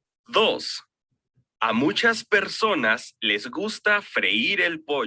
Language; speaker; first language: Spanish; non-native, learner; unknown